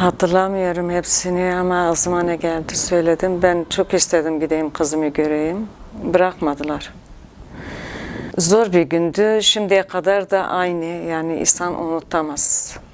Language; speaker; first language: Turkish; non-native, local second language; Kurdish